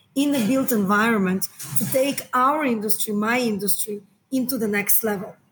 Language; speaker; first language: English; non-native, fluent; Hebrew